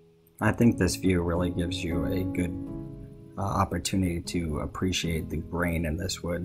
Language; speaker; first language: English; native; English